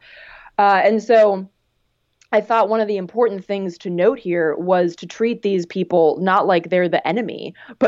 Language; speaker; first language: English; native; English